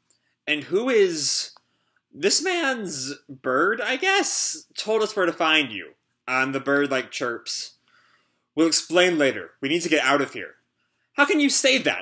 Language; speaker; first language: English; native; English